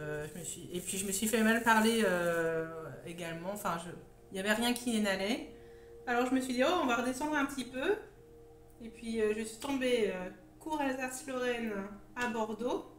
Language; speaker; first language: French; native; French